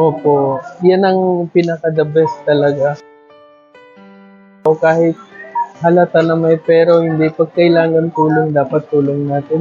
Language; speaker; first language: Filipino; non-native, learner; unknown